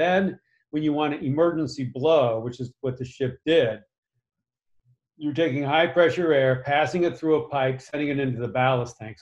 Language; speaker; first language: English; native; English